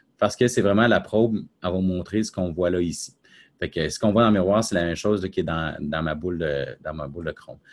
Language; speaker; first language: French; native; French